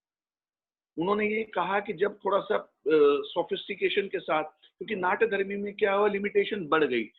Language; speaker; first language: Hindi; native; Hindi